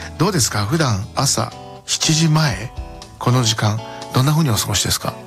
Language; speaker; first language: Japanese; native; Japanese